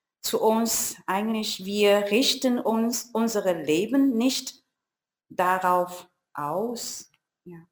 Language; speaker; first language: German; non-native, learner; Chinese